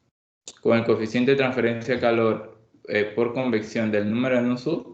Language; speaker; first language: Spanish; native; Spanish